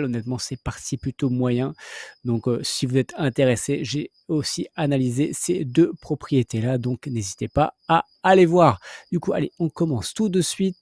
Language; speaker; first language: French; native; French